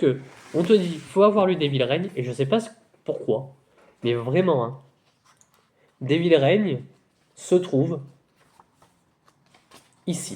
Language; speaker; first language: French; native; French